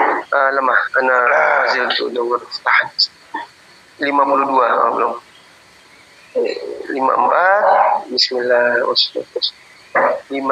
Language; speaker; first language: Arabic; non-native, fluent; Indonesian